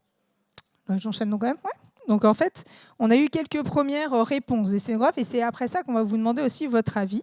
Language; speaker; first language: French; native; French